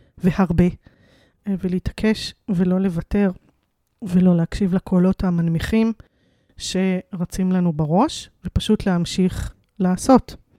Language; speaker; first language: Hebrew; native; Hebrew